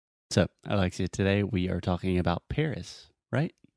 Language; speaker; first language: English; native; English